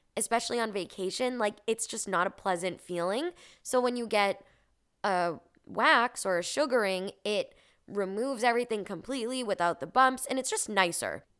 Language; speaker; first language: English; native; English